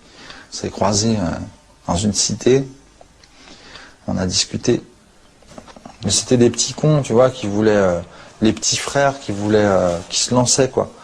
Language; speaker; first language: French; native; French